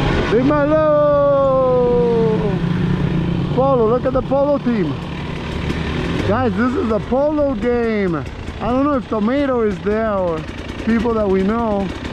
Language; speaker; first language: English; non-native, local second language; French